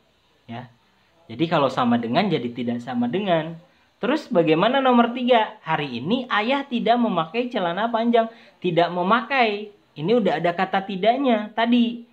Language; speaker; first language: Indonesian; native; Indonesian